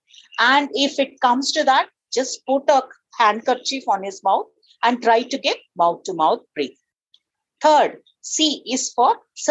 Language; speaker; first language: English; non-native, local second language; Telugu